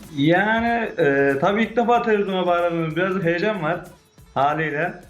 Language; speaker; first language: Turkish; native; Turkish